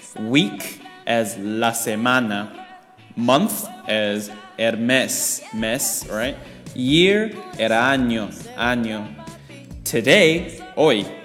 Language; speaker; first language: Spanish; non-native, fluent; Chinese